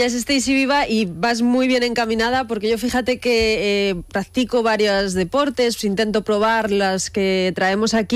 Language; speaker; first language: Spanish; native; Spanish